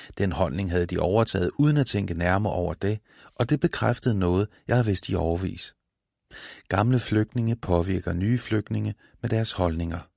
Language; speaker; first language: Danish; native; Danish